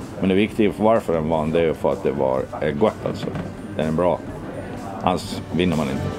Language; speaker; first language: Swedish; native; Swedish